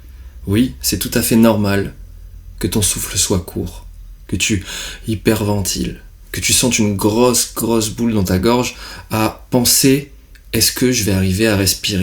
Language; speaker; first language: French; native; French